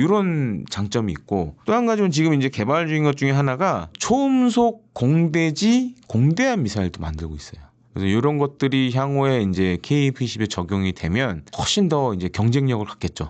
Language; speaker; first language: Korean; native; Korean